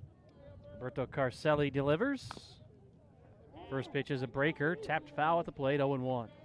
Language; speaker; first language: English; native; English